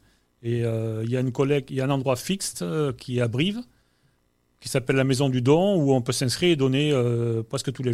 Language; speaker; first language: French; native; French